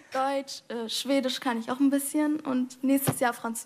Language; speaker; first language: German; non-native, fluent; Arabic